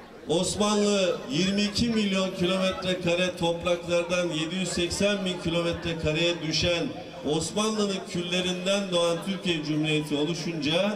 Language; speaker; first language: Turkish; native; Turkish